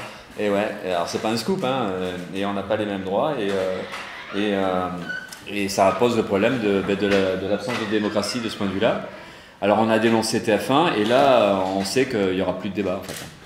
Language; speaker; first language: French; native; French